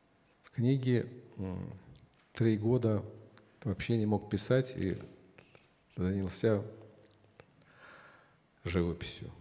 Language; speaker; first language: Russian; native; Russian